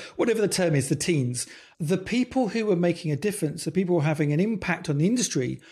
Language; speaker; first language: English; native; English